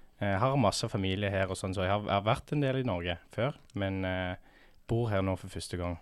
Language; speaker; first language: Norwegian; early bilingual, heritage; English